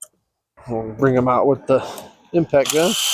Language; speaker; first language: English; native; English